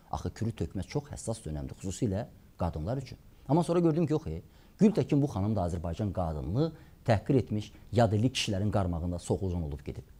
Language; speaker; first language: Azerbaijani; native; Azerbaijani